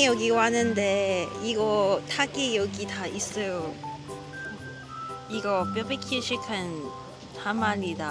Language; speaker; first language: Korean; non-native, fluent; Cantonese